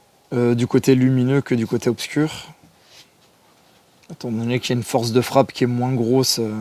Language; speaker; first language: French; native; French